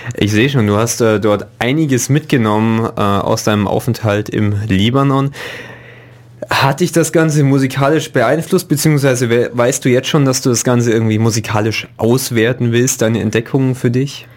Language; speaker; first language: German; native; German